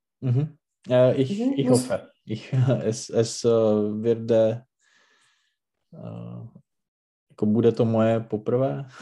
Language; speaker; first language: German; non-native, learner; Czech